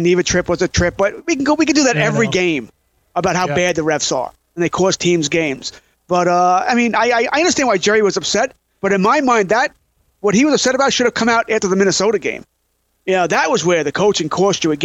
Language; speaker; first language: English; native; English